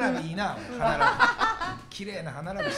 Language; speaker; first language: Japanese; native; Japanese